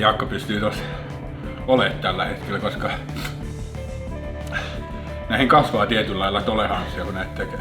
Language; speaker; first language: Finnish; native; Finnish